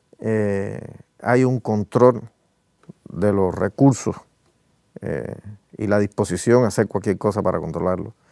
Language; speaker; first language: Spanish; native; Spanish